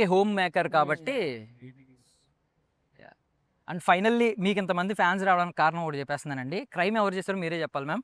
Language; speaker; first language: Telugu; native; Telugu